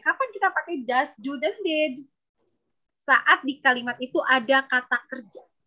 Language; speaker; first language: English; non-native, fluent; Indonesian